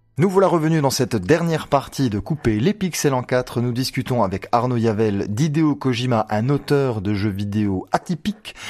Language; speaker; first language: French; native; French